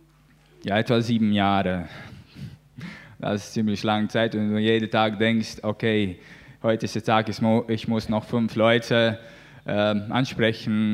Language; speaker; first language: German; non-native, learner; Latvian